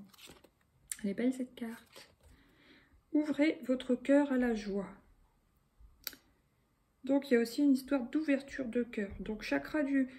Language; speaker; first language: French; native; French